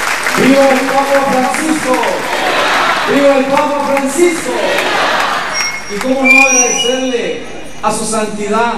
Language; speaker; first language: Spanish; native; Spanish